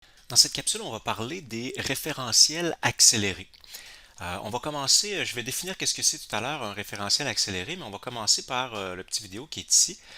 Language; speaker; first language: French; native; French